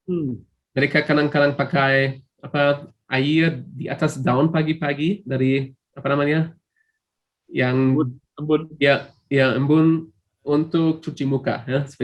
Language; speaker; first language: Indonesian; non-native, fluent; German